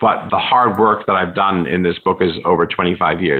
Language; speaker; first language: English; native; English